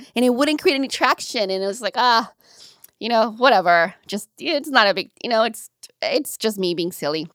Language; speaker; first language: English; native; English